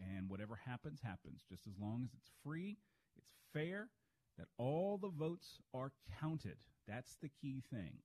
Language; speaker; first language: English; native; English